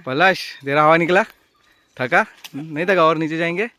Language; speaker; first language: Hindi; non-native, local second language; Marathi